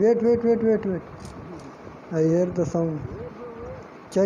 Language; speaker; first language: English; non-native, learner; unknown